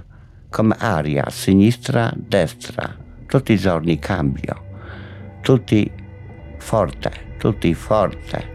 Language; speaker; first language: Italian; non-native, learner; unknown